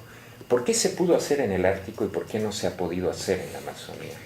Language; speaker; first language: Spanish; native; Spanish